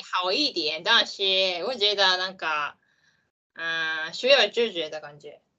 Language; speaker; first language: Chinese; non-native, learner; Japanese